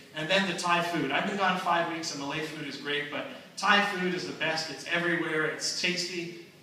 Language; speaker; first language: English; native; English